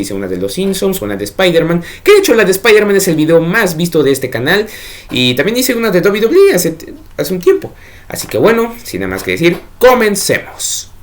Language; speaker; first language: Spanish; native; Spanish